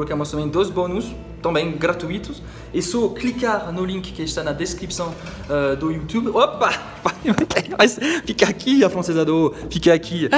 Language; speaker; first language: Portuguese; non-native, fluent; French